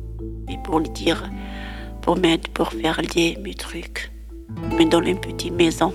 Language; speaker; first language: French; non-native, learner; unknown